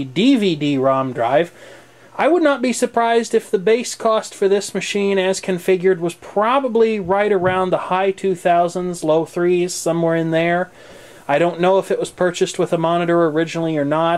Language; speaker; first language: English; native; English